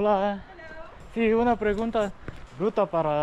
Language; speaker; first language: Spanish; non-native, learner; Korean